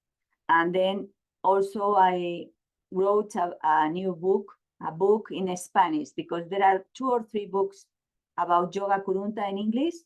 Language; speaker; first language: English; non-native, learner; Spanish